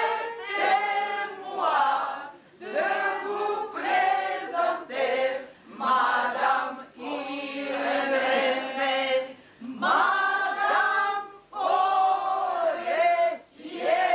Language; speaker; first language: French; non-native, learner; Russian